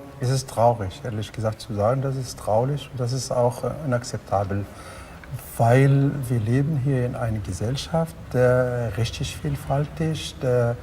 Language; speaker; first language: German; non-native, fluent; Arabic